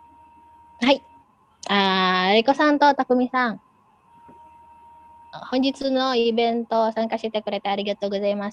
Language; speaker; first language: Japanese; non-native, learner; Indonesian